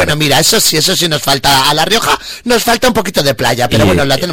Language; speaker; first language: Spanish; native; Spanish